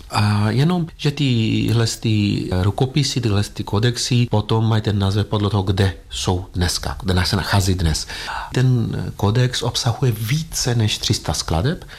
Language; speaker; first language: Czech; non-native, fluent; Greek